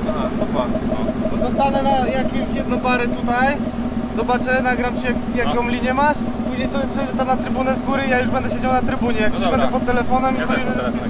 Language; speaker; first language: Polish; native; Polish